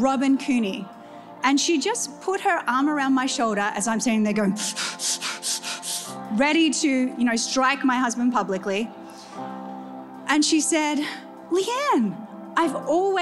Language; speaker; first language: English; native; English